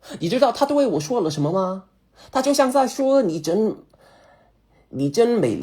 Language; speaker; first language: Chinese; non-native, learner; Korean